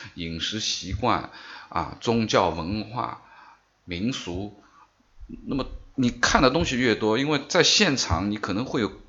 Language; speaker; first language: Chinese; native; Chinese